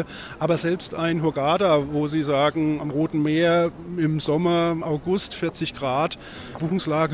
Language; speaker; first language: German; native; German